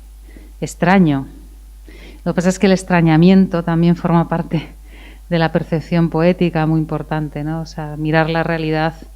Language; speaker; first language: Spanish; native; Spanish